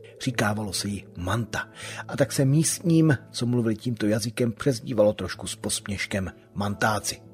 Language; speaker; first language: Czech; native; Czech